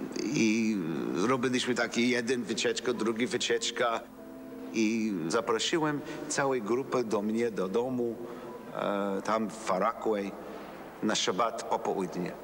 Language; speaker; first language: Polish; non-native, learner; English